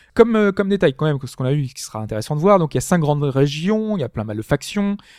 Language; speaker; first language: French; native; French